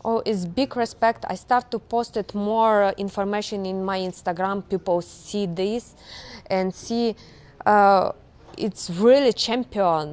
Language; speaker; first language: English; non-native, learner; Ukrainian